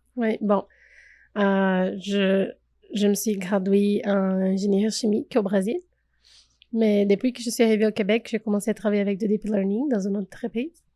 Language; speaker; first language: French; non-native, fluent; Portuguese